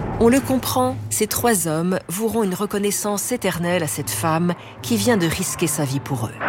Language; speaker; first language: French; native; French